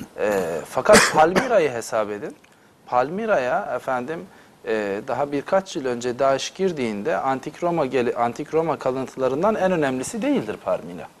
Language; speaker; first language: Turkish; native; Turkish